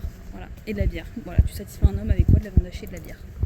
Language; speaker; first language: French; native; French